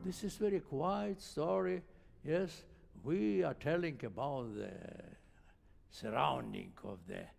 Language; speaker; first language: English; non-native, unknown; Russian